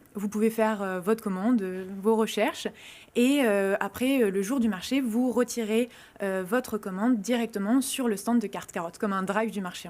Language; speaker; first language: French; native; French